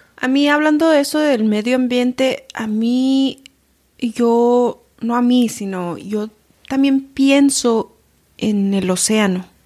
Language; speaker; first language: Spanish; early bilingual, heritage; Spanish